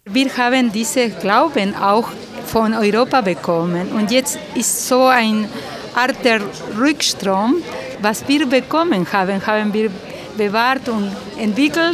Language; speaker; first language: German; non-native, fluent; Spanish